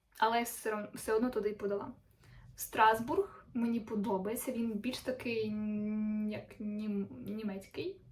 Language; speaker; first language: Ukrainian; native; Ukrainian